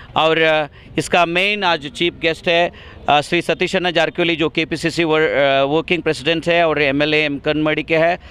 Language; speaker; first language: Hindi; non-native, local second language; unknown